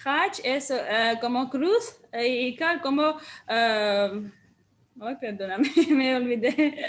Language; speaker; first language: Spanish; non-native, fluent; Armenian